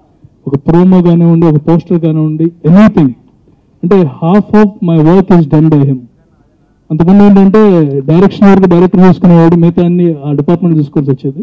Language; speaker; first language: Telugu; native; Telugu